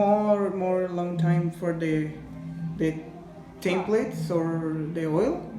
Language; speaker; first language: English; non-native, learner; Spanish